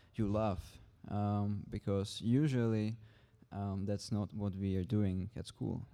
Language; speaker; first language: English; non-native, fluent; Czech